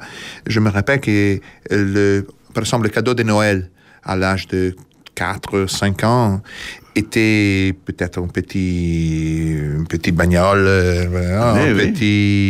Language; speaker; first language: French; non-native, fluent; Italian